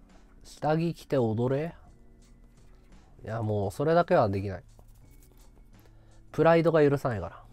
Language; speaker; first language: Japanese; native; Japanese